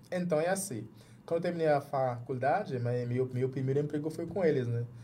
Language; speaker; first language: Portuguese; non-native, fluent; Jamaican Creole English